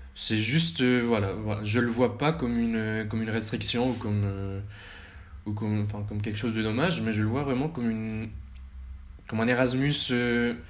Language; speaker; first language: French; early bilingual, heritage; Spanish